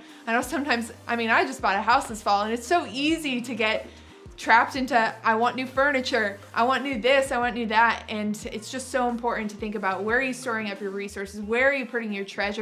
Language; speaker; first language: English; native; English